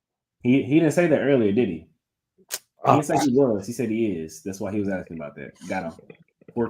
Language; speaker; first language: English; native; English